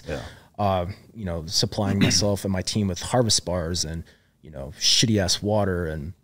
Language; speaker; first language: English; native; English